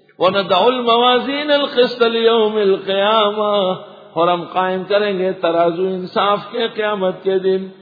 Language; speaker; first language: Urdu; non-native, local second language; Pashto